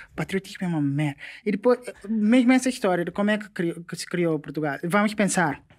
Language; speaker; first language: Portuguese; non-native, local second language; Upper Guinea Crioulo